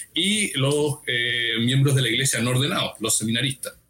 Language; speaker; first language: Spanish; native; Spanish